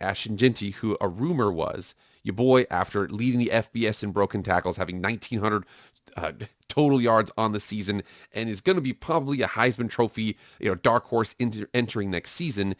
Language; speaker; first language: English; native; English